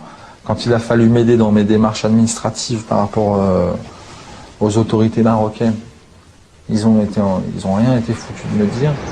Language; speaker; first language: French; native; French